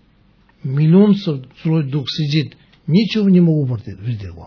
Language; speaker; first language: Russian; non-native, learner; Tibetan